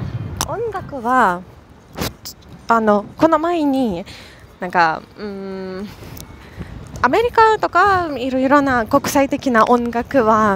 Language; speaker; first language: Japanese; non-native, fluent; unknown